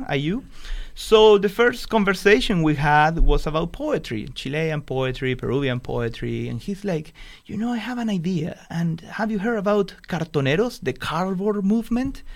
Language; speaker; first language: English; non-native, fluent; Spanish